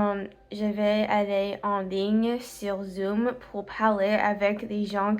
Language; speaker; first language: French; non-native, learner; English